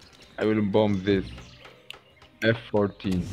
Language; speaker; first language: English; non-native, learner; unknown